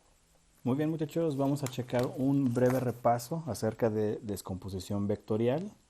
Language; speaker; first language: Spanish; native; Spanish